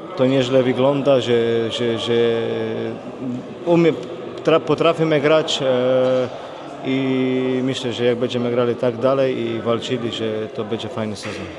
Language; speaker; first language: Polish; non-native, fluent; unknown